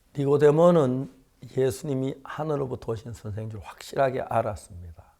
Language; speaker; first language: Korean; native; Korean